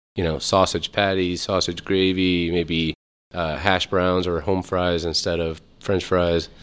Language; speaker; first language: English; native; English